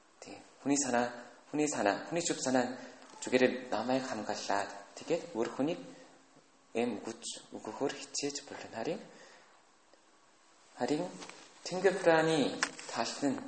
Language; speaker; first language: Mongolian; non-native, fluent; Korean